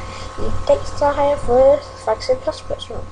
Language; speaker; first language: Danish; early bilingual, other home language; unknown